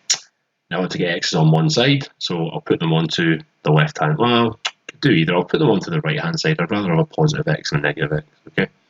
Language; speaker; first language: English; native; English